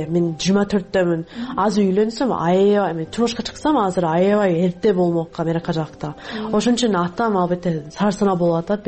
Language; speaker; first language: Kyrgyz; non-native, fluent; English